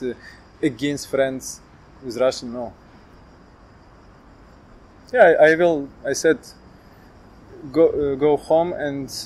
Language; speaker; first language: English; non-native, learner; Ukrainian